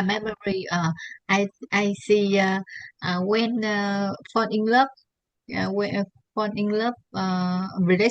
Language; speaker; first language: English; non-native, learner; Vietnamese